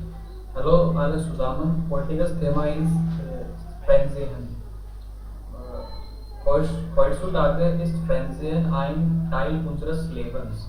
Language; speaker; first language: German; non-native, learner; Hindi